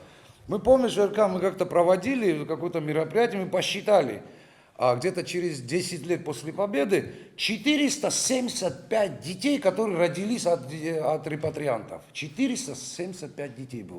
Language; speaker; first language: Russian; native; Russian